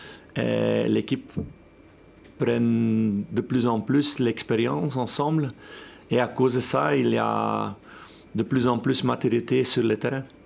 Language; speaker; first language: French; non-native, fluent; Dutch